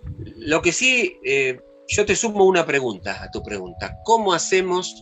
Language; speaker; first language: Spanish; native; Spanish